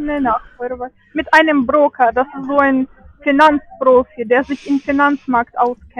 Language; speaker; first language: German; non-native, fluent; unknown